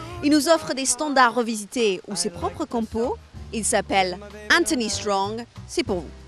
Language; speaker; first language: French; non-native, fluent; English